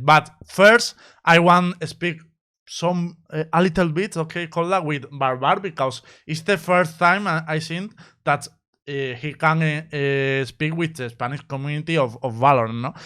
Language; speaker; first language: English; non-native, learner; Spanish